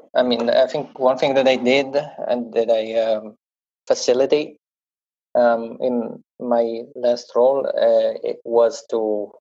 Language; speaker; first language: English; non-native, fluent; Italian